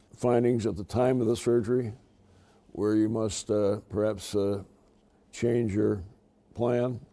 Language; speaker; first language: English; native; English